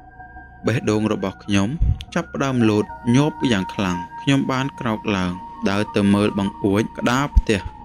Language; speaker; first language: Khmer; native; Khmer